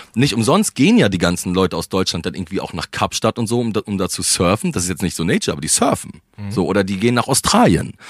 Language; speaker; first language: German; native; German